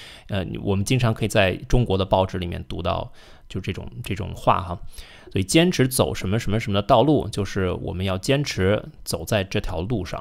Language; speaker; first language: Chinese; non-native, fluent; English